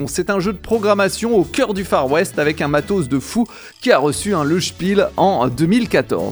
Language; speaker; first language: French; native; French